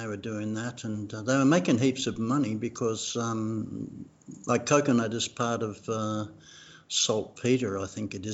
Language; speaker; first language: English; non-native, fluent; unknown